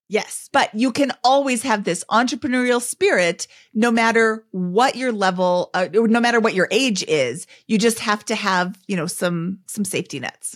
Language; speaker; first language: English; native; English